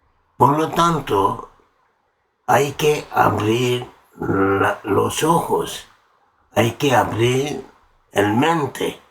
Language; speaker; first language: Spanish; non-native, learner; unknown